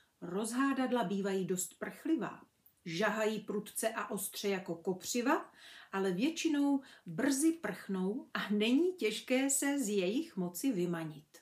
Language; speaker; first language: Czech; native; Czech